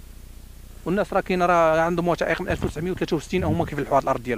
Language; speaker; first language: Arabic; native; Arabic